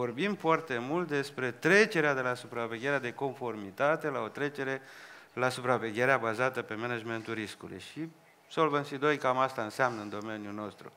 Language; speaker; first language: Romanian; native; Romanian